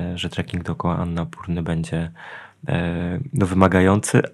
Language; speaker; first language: Polish; native; Polish